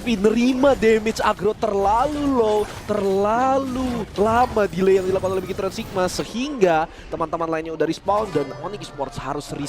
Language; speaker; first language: Indonesian; native; Indonesian